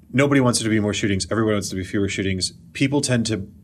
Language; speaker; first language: English; native; English